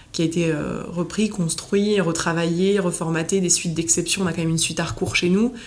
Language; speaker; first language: French; native; French